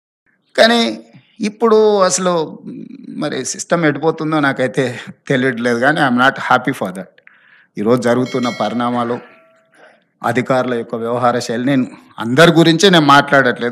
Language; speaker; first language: Telugu; native; Telugu